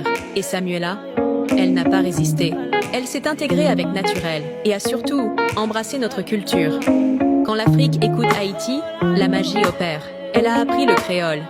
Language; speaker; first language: French; non-native, local second language; Haitian Creole